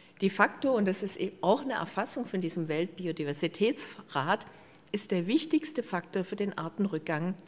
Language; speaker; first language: German; native; German